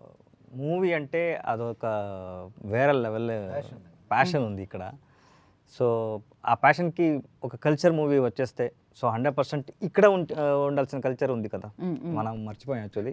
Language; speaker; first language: Telugu; non-native, learner; Kannada